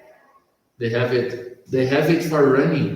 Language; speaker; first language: English; non-native, fluent; Portuguese